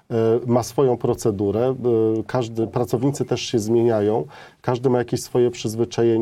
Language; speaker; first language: Polish; native; Polish